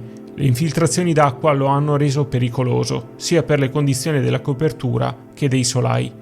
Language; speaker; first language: Italian; native; Italian